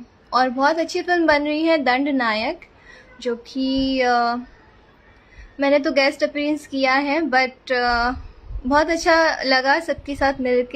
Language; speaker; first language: Hindi; native; Hindi